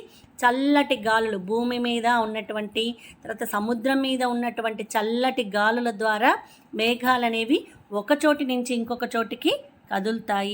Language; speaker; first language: Telugu; native; Telugu